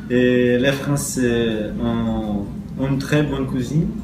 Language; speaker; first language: French; non-native, learner; Portuguese